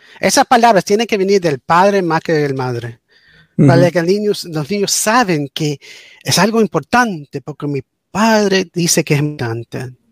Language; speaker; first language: Spanish; early bilingual, heritage; English